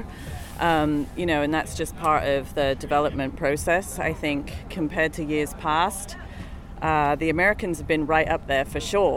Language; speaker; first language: English; native; English